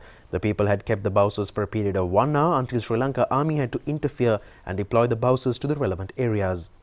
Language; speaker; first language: English; non-native, local second language; Sinhala